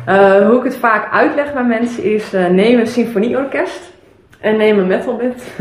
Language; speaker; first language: Dutch; early bilingual, other home language; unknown